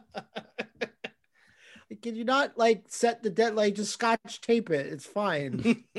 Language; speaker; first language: English; native; English